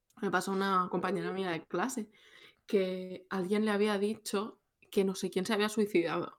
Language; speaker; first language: Spanish; native; Spanish